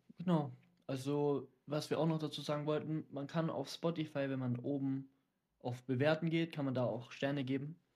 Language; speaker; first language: German; early bilingual, other home language; Dutch